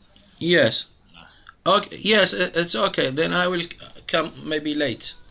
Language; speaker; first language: English; non-native, fluent; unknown